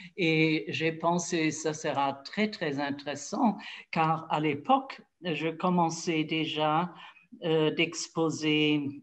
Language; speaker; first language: French; non-native, fluent; German